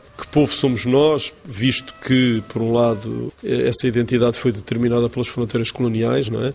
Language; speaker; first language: Portuguese; native; Portuguese